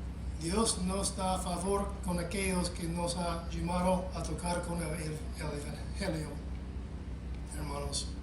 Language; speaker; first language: Spanish; non-native, fluent; English